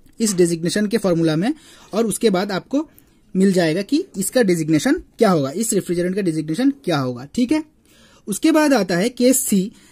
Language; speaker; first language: Hindi; native; Hindi